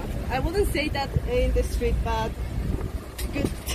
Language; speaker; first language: English; non-native, fluent; Spanish